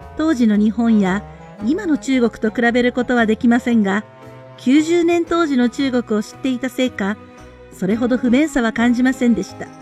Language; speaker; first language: Japanese; native; Japanese